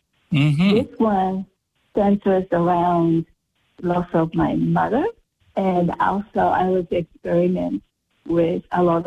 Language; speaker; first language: English; non-native, fluent; Japanese